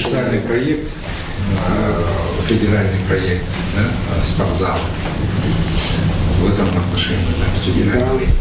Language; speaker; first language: Russian; native; Russian